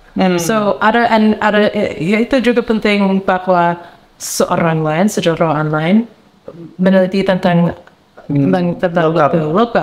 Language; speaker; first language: Indonesian; non-native, learner; English